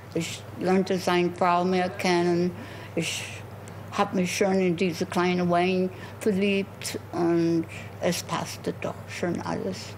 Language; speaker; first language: German; non-native, fluent; English